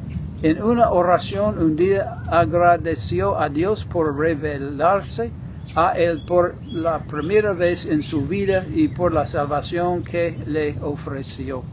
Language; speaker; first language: Spanish; non-native, fluent; English